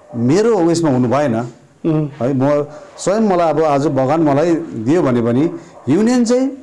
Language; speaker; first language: Nepali; native; Nepali